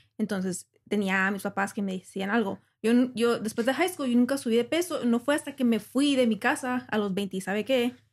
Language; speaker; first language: Spanish; early bilingual, heritage; English